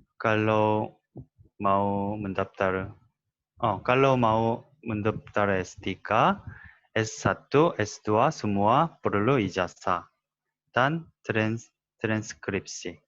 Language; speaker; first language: Indonesian; non-native, learner; Korean